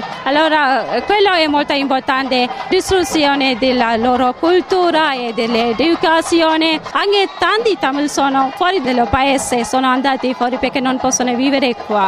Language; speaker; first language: Italian; non-native, learner; Tamil